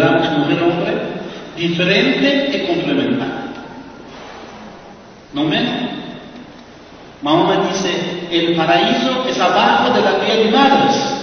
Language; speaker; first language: Spanish; non-native, fluent; Persian